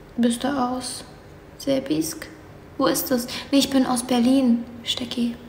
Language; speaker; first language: German; early bilingual, other home language; Polish